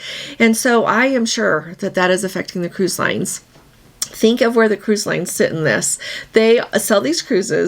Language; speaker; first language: English; native; English